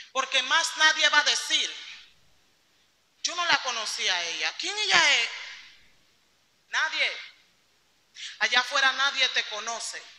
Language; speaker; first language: Spanish; native; Spanish